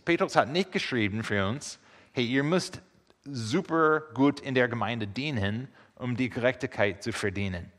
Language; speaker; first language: German; non-native, fluent; English